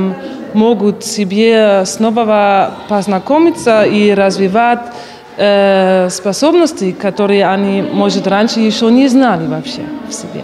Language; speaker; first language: Russian; non-native, learner; German